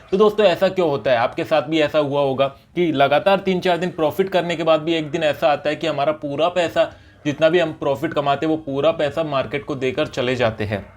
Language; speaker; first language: Hindi; native; Hindi